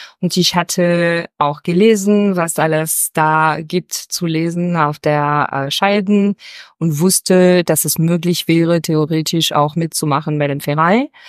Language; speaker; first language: German; non-native, fluent; French